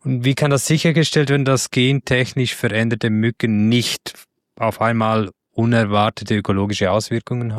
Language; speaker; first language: German; native; German